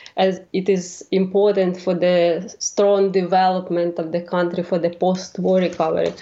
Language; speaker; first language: English; non-native, fluent; Ukrainian